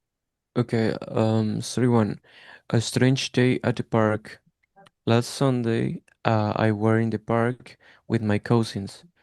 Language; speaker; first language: English; non-native, learner; Spanish